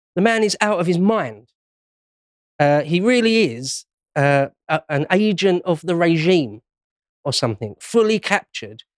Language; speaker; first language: English; native; English